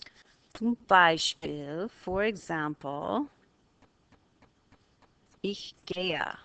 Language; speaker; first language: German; non-native, fluent; English